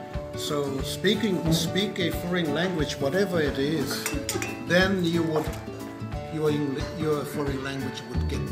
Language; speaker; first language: English; non-native, fluent; Japanese